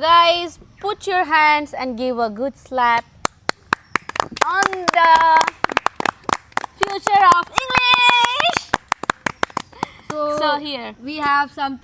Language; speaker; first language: English; non-native, learner; Hindi